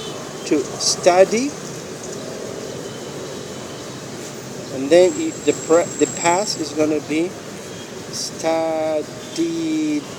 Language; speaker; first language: English; non-native, fluent; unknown